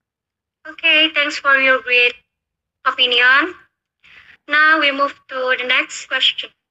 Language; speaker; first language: English; non-native, learner; Indonesian